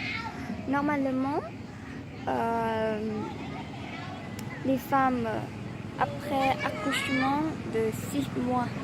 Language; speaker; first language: French; non-native, learner; Vietnamese